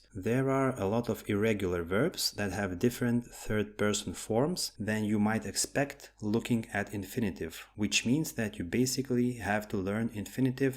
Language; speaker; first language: English; non-native, fluent; Lithuanian